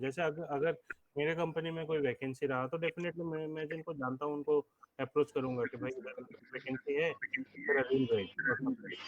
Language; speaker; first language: Hindi; non-native, local second language; Bangla